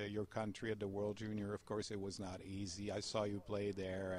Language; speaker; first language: English; non-native, fluent; French